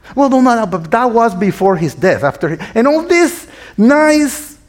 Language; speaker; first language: English; non-native, fluent; Spanish